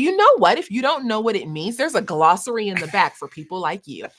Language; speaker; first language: English; native; English